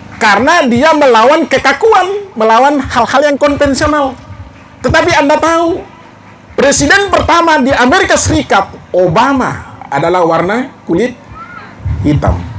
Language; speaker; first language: Indonesian; non-native, local second language; Batak Toba